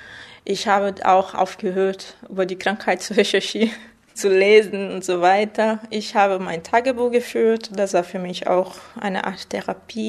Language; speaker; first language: German; non-native, fluent; Portuguese